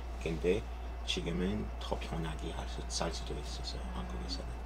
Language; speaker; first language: Korean; non-native, learner; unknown